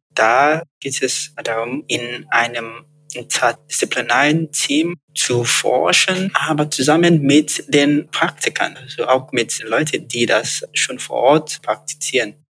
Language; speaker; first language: German; non-native, fluent; Yoruba